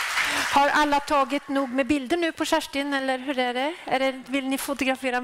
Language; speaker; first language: Swedish; native; Swedish